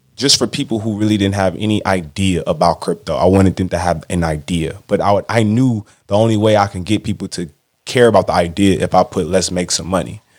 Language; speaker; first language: English; native; English